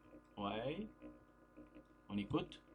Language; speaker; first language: French; non-native, fluent; Turkish